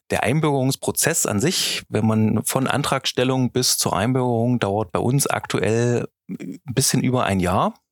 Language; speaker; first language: German; native; German